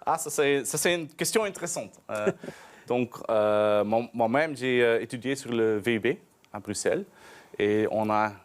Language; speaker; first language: French; non-native, learner; Dutch